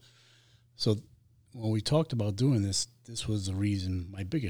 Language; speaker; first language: English; native; English